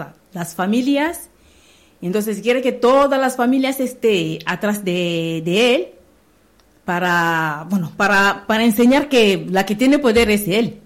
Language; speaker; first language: Spanish; non-native, learner; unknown